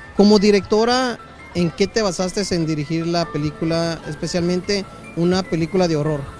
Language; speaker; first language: Spanish; native; Spanish